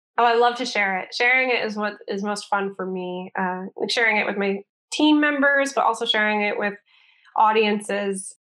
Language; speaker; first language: English; native; English